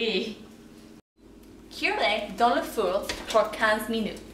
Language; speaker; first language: French; non-native, learner; English